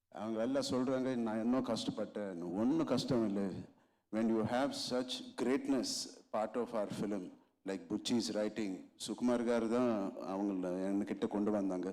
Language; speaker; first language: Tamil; non-native, local second language; Telugu